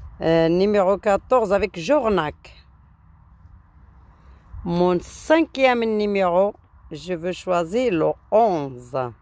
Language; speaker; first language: French; non-native, learner; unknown